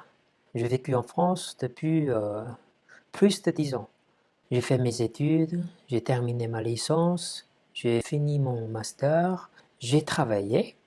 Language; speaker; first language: French; non-native, fluent; Chinese